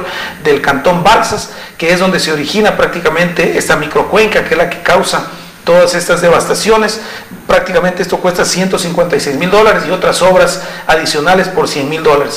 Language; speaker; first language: Spanish; native; Spanish